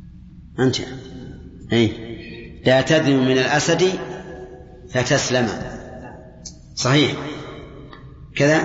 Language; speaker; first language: Arabic; native; Arabic